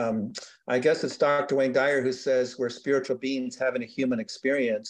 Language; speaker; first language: English; native; English